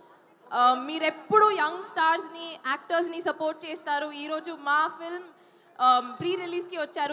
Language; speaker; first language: Telugu; non-native, fluent; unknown